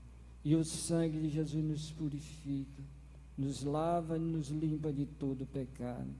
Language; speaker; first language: Portuguese; native; Portuguese